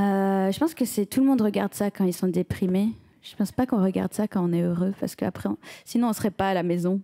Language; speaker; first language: French; early bilingual, heritage; French